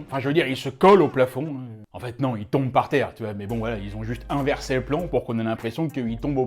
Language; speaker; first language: French; native; French